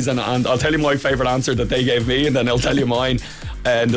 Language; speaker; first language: English; native; English